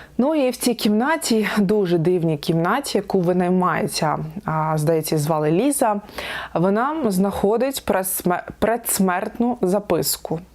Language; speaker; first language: Ukrainian; native; Ukrainian